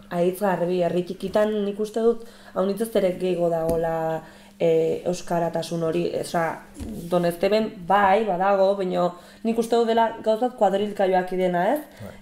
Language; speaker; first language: Basque; native; Basque